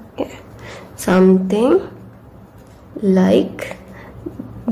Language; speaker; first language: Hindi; native; Hindi